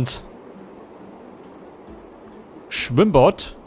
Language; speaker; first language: German; native; German